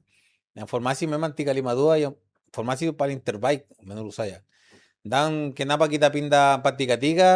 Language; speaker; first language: Indonesian; non-native, fluent; Spanish